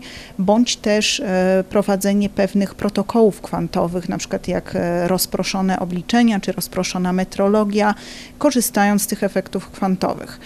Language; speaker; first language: Polish; native; Polish